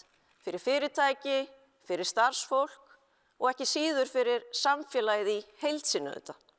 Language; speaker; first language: Icelandic; native; Icelandic